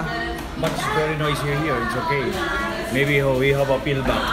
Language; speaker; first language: English; non-native, local second language; Filipino